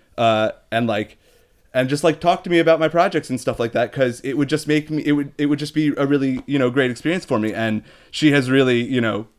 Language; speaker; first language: English; native; English